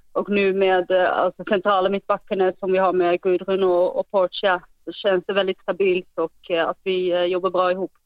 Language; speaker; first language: Swedish; non-native, fluent; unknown